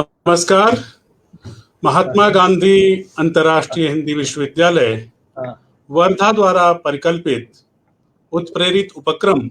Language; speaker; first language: Hindi; native; Hindi